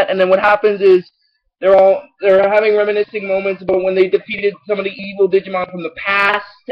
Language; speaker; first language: English; native; English